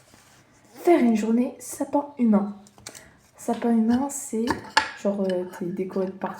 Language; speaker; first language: French; native; French